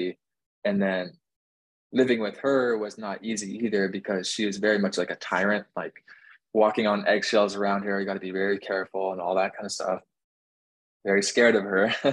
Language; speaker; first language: English; native; English